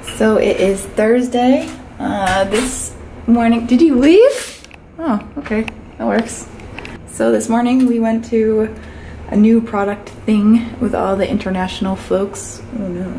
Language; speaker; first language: English; native; English